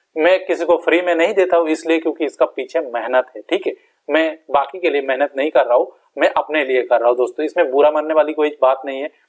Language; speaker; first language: Hindi; non-native, local second language; Bangla